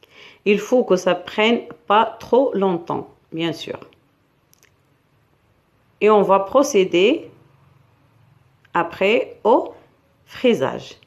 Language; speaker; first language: French; non-native, local second language; Arabic